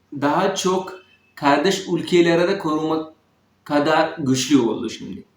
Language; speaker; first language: Turkish; non-native, learner; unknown